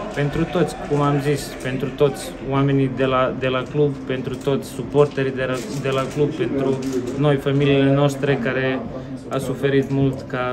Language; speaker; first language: Romanian; non-native, local second language; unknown